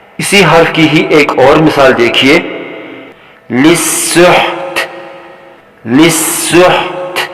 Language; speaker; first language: Urdu; non-native, local second language; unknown